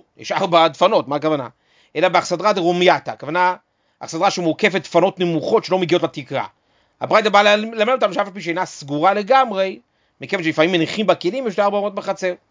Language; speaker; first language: Hebrew; native; Hebrew